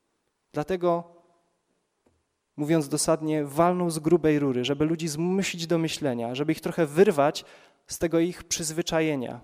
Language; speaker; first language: Polish; native; Polish